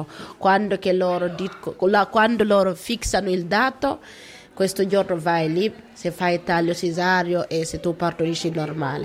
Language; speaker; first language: Italian; non-native, learner; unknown